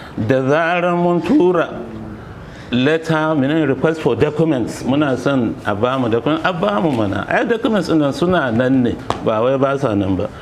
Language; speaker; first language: Hausa; native; Hausa